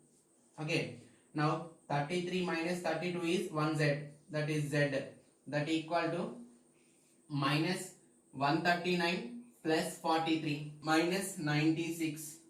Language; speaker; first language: English; non-native, local second language; Telugu